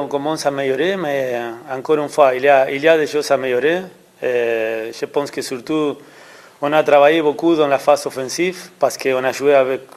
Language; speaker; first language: French; non-native, learner; Spanish